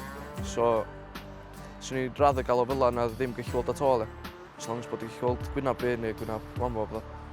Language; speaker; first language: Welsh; native; Welsh